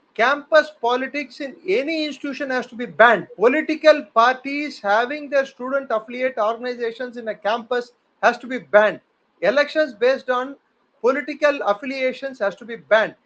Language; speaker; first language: English; non-native, local second language; Tamil